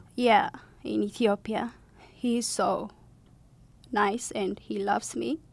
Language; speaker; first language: English; non-native, learner; Amharic